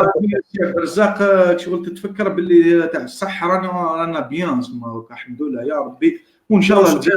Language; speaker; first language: Arabic; native; Arabic